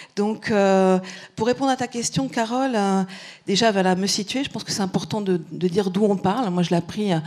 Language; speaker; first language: French; native; French